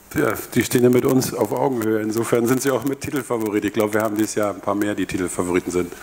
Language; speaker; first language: German; native; German